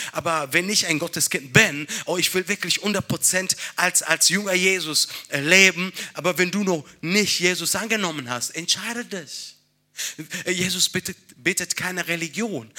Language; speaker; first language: German; non-native, fluent; Italian